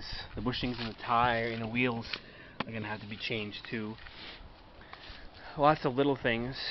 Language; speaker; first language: English; native; English